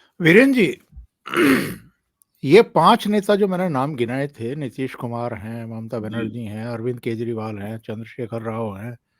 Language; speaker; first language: Hindi; native; Hindi